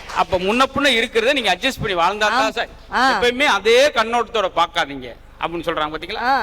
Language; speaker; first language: Tamil; native; Tamil